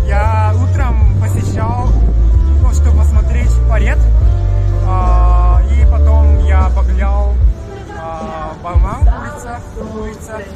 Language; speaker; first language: Russian; non-native, learner; Japanese